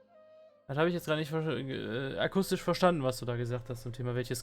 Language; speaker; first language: German; native; German